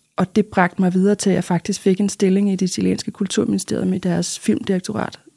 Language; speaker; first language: Danish; native; Danish